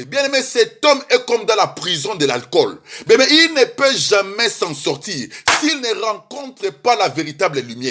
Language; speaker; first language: French; non-native, local second language; Lingala